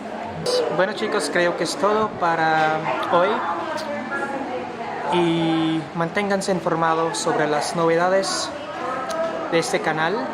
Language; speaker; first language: Spanish; non-native, fluent; Filipino